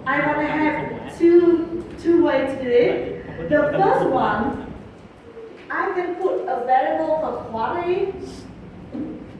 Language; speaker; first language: English; non-native, fluent; Vietnamese